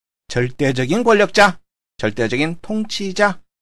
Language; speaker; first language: Korean; native; Korean